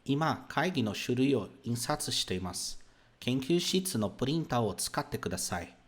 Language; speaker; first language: Japanese; non-native, fluent; Portuguese